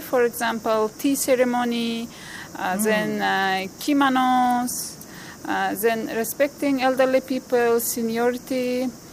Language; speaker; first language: English; non-native, fluent; Uzbek